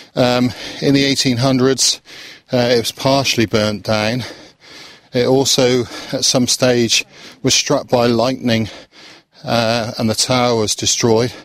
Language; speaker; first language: English; native; English